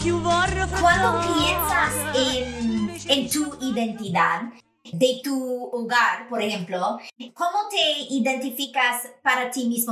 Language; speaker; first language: Spanish; non-native, fluent; English